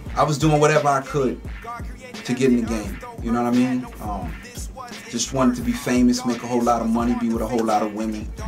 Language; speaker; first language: English; native; English